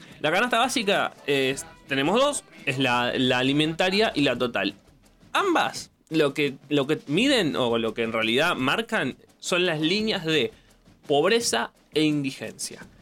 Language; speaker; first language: Spanish; native; Spanish